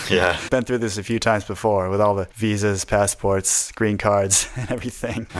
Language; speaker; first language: English; native; English